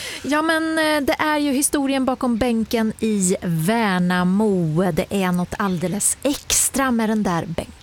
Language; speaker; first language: Swedish; native; Swedish